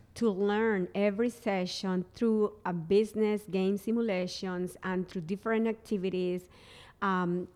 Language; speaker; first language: English; non-native, fluent; Spanish